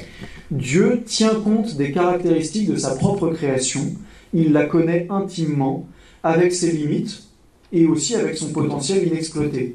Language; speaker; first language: French; native; French